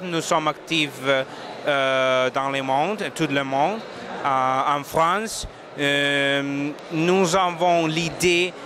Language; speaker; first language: French; non-native, learner; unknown